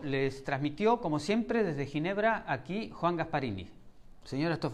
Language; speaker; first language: Spanish; native; Spanish